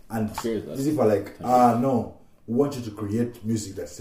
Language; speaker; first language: English; non-native, local second language; Ganda